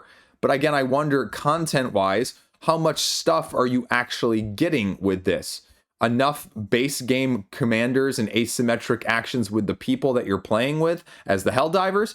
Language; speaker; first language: English; native; English